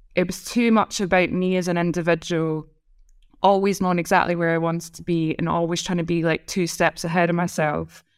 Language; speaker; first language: English; native; English